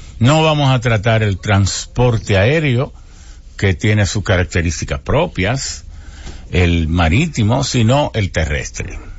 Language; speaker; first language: Spanish; native; Spanish